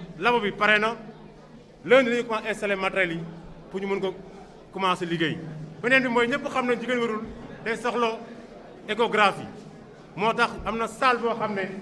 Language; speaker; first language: Wolof; native; Wolof